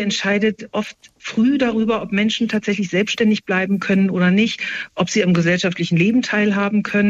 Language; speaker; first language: German; native; German